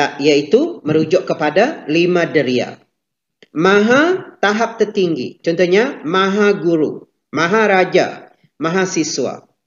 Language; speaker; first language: Malay; native; Malay